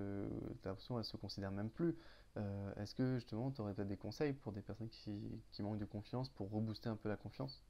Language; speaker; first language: French; native; French